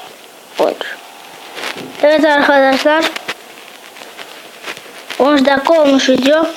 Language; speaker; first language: Turkish; native; Turkish